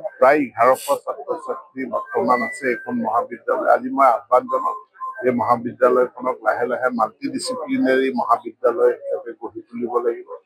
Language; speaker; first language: Assamese; non-native, local second language; Mising